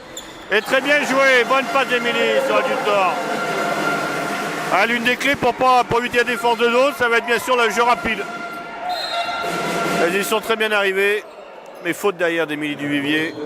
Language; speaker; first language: French; native; French